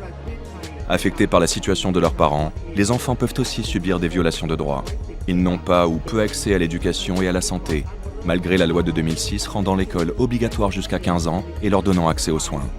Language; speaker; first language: French; native; French